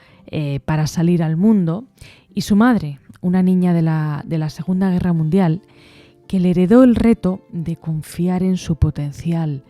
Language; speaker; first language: Spanish; native; Spanish